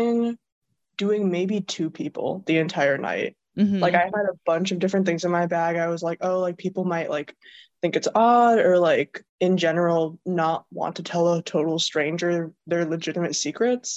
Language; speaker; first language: English; native; English